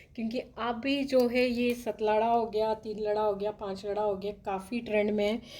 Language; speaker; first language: Hindi; non-native, local second language; Telugu